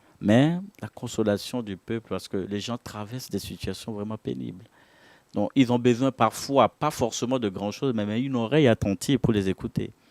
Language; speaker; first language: French; non-native, local second language; Ewe